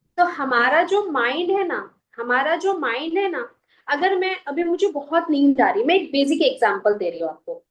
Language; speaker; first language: Hindi; native; Hindi